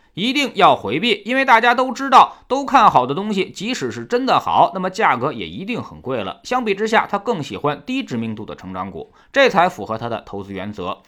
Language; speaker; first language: Chinese; native; Chinese